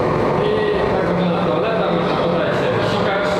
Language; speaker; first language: Polish; native; Polish